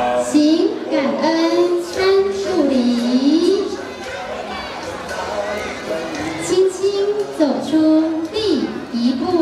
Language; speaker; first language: Chinese; native; Chinese